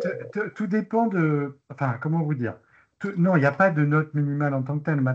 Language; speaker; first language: French; native; French